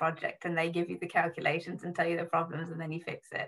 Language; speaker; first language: English; native; English